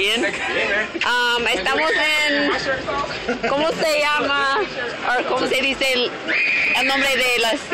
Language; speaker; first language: Spanish; non-native, learner; English